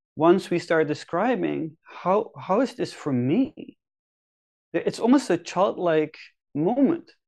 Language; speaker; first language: English; non-native, fluent; Dutch